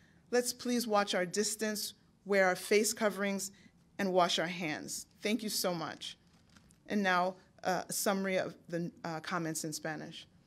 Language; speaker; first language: English; native; English